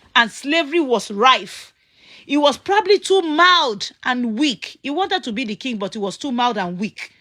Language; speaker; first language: English; non-native, local second language; Yoruba